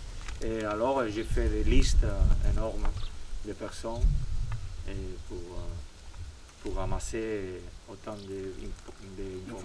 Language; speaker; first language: French; non-native, fluent; Spanish